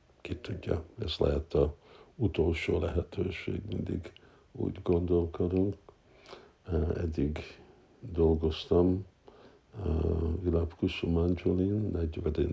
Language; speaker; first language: Hungarian; early bilingual, heritage; Hungarian